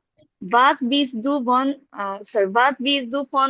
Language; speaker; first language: German; non-native, learner; Bangla